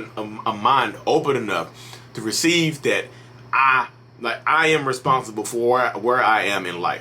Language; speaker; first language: English; native; English